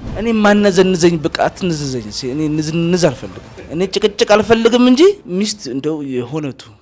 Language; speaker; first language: Amharic; non-native, local second language; Afar